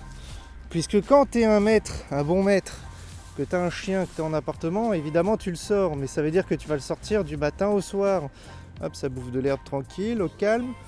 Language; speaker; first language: French; native; French